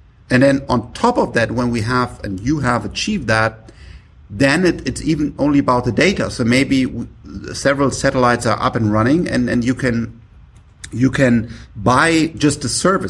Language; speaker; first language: English; non-native, fluent; German